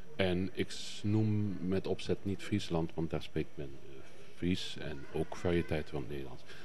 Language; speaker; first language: Dutch; native; Dutch